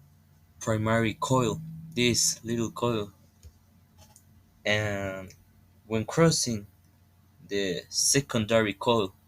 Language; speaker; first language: English; non-native, learner; Spanish